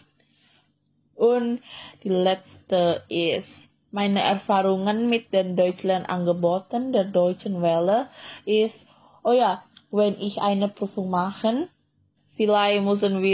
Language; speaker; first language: German; non-native, learner; Indonesian